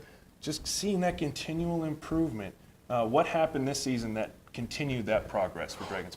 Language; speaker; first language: English; native; English